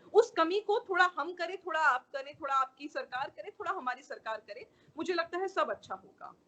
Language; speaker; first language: Hindi; native; Hindi